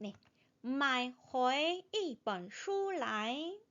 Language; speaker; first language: Chinese; non-native, fluent; Korean